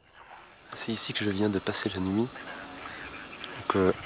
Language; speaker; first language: French; native; French